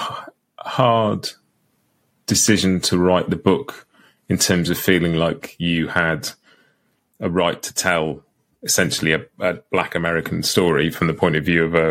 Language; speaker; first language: English; native; English